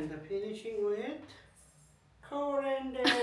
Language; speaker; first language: English; non-native, learner; Nepali